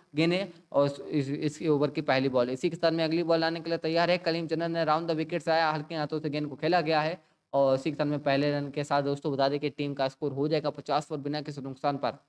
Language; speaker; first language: Hindi; native; Hindi